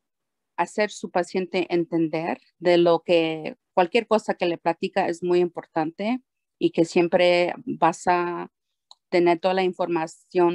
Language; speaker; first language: Spanish; early bilingual, heritage; Spanish